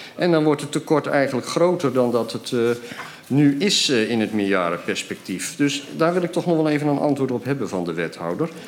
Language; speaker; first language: Dutch; native; Dutch